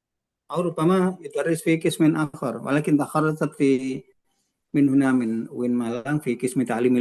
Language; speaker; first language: Arabic; non-native, fluent; Indonesian